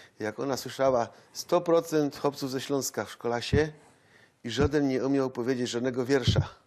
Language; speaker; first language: Polish; native; Polish